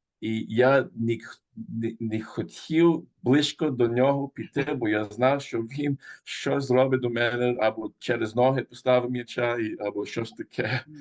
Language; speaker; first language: Ukrainian; early bilingual, heritage; Ukrainian